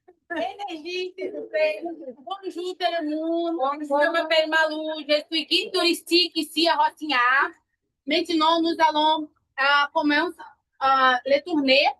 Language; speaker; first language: French; non-native, learner; Portuguese